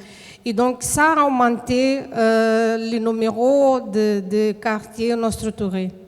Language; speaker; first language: French; non-native, fluent; Portuguese